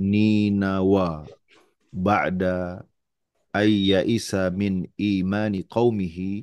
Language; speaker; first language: Arabic; non-native, learner; Indonesian